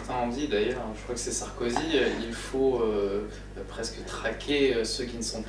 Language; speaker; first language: French; native; French